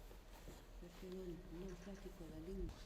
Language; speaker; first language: Italian; non-native, fluent; Maltese